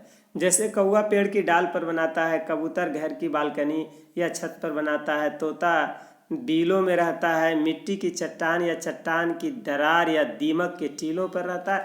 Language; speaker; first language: Hindi; non-native, local second language; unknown